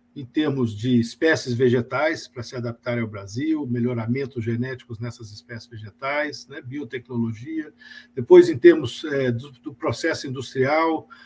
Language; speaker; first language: Portuguese; native; Portuguese